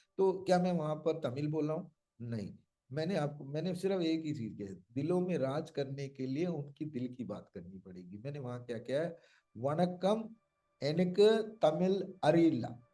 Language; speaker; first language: Hindi; non-native, local second language; Malayalam